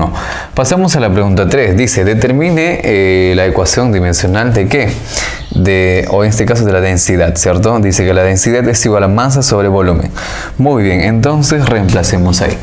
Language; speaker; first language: Spanish; native; Spanish